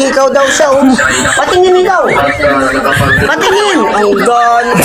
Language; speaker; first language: Filipino; non-native, local second language; Cebuano